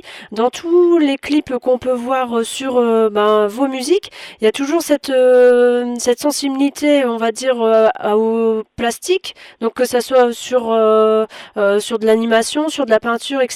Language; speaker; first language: French; native; French